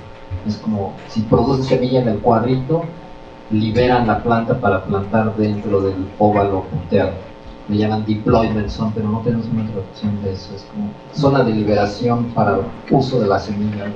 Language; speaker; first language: Spanish; native; Spanish